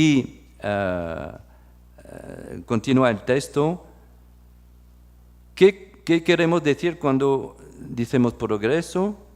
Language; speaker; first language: Spanish; non-native, fluent; French